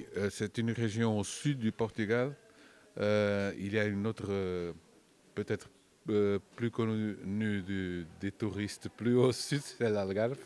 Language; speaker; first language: French; non-native, fluent; Portuguese